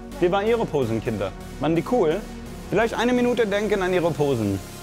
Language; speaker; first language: German; non-native, fluent; French